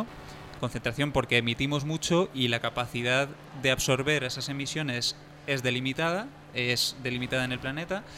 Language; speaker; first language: Spanish; native; Spanish